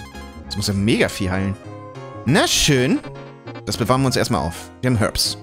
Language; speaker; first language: German; native; German